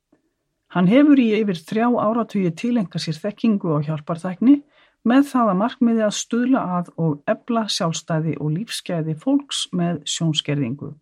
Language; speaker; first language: Icelandic; native; Icelandic